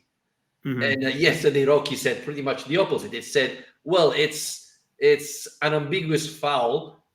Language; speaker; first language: English; non-native, fluent; Italian